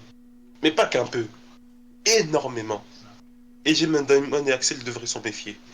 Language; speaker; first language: French; native; French